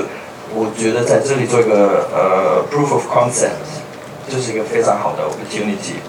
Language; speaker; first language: Chinese; non-native, fluent; German